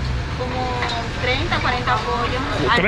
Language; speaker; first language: Spanish; native; Spanish